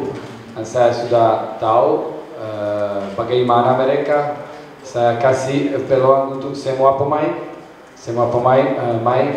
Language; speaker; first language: Indonesian; non-native, learner; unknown